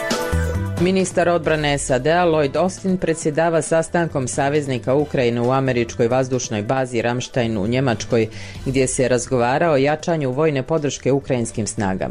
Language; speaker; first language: Croatian; native; Croatian